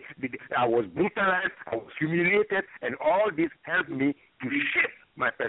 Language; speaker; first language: English; non-native, fluent; French